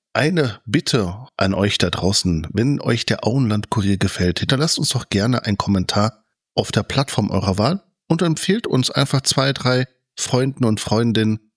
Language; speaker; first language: German; native; German